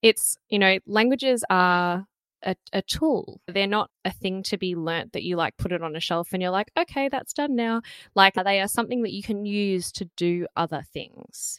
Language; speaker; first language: English; native; English